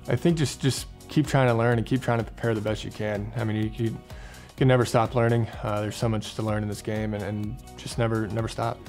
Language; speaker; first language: English; native; English